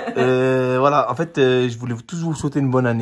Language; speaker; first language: French; native; French